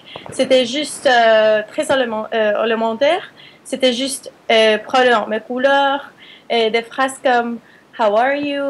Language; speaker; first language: French; non-native, fluent; Spanish